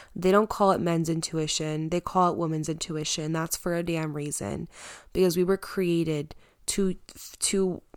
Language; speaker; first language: English; native; English